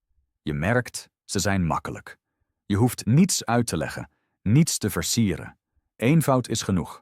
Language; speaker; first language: Dutch; non-native, fluent; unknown